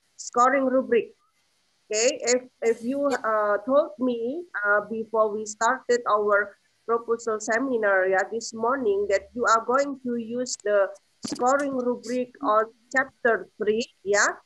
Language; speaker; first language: English; non-native, fluent; Indonesian